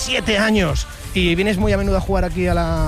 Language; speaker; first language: Spanish; native; Spanish